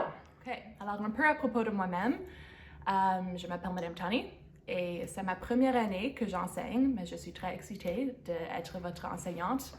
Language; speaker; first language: French; non-native, local second language; English